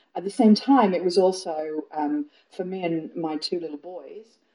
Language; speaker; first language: English; native; English